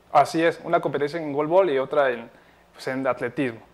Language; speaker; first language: Spanish; native; Spanish